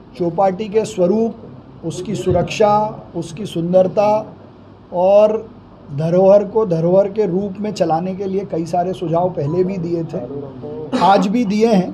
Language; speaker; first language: Hindi; native; Hindi